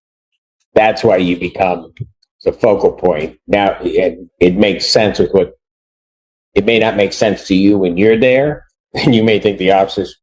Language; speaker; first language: English; native; English